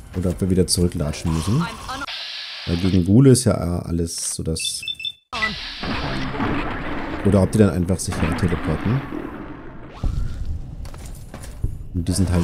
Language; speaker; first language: German; native; German